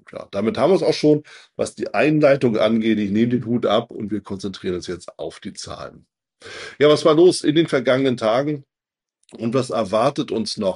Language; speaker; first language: German; native; German